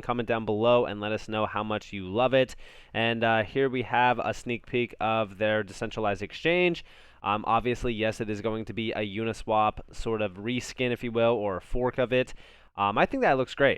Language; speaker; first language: English; native; English